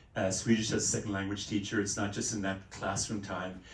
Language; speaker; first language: English; native; English